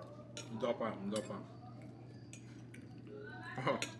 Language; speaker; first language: French; native; French